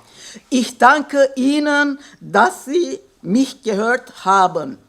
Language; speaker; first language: German; non-native, fluent; Kurdish